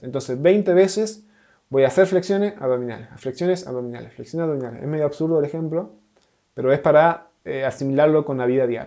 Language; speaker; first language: Spanish; native; Spanish